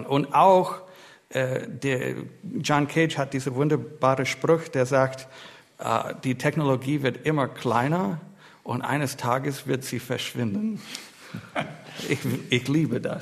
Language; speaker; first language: German; non-native, fluent; English